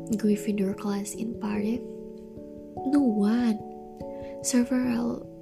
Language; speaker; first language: English; non-native, learner; Indonesian